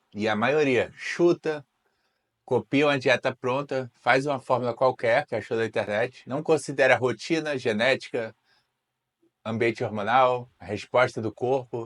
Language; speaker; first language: Portuguese; native; Portuguese